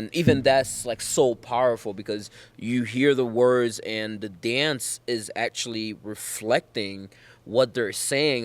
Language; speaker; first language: English; native; English